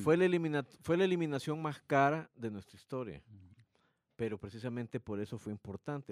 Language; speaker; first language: Spanish; native; Spanish